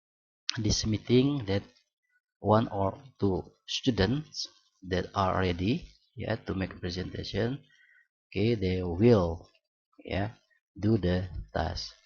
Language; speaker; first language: English; non-native, learner; Indonesian